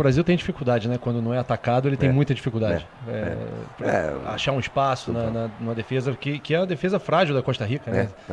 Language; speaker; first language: Portuguese; native; Portuguese